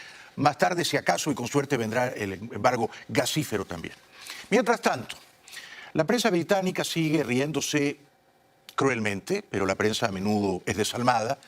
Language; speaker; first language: Spanish; native; Spanish